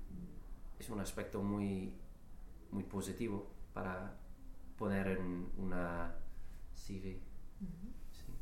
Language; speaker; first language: Spanish; non-native, learner; English